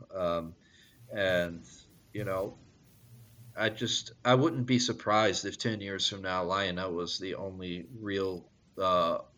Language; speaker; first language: English; native; English